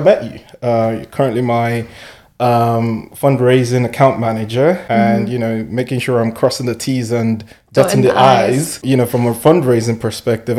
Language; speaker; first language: English; non-native, local second language; Yoruba